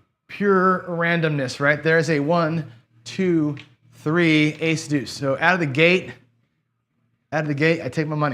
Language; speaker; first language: English; native; English